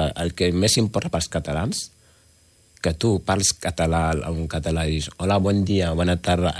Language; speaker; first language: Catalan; non-native, learner; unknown